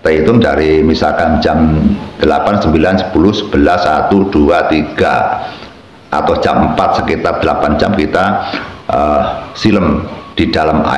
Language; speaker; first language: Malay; non-native, local second language; Javanese